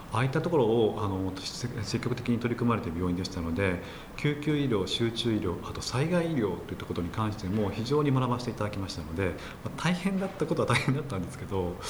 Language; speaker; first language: Japanese; native; Japanese